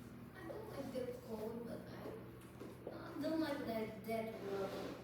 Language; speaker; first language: English; non-native, learner; Portuguese